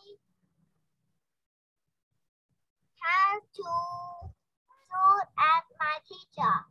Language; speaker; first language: English; non-native, learner; Vietnamese